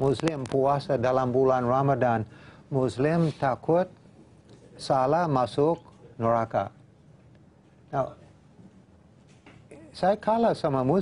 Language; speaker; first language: Indonesian; non-native, fluent; English